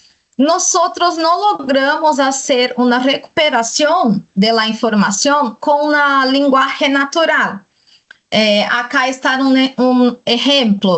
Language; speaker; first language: Spanish; non-native, fluent; Portuguese